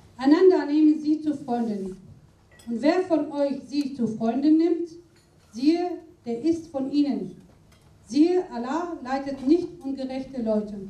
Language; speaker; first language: German; non-native, fluent; Aramaic